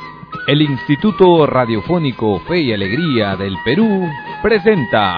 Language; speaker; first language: Spanish; native; Spanish